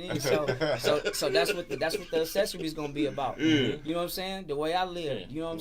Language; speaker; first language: English; native; English